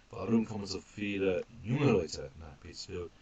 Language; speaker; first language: German; non-native, fluent; English